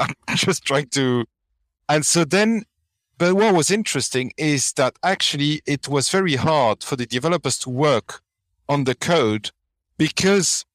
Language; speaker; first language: English; non-native, fluent; French